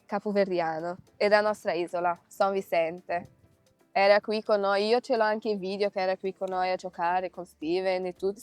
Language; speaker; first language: Italian; non-native, fluent; Kabuverdianu